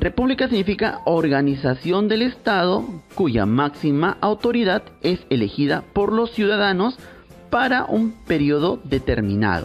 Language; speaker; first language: Spanish; native; Spanish